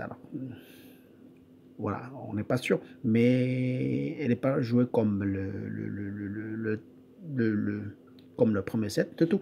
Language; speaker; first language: French; non-native, fluent; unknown